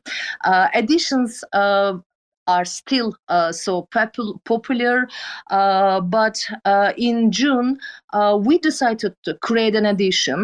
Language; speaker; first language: English; non-native, fluent; Turkish